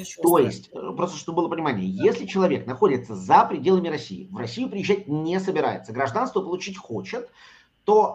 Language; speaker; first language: Russian; native; Russian